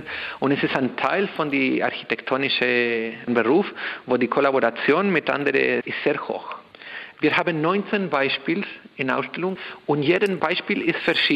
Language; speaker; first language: German; non-native, learner; Spanish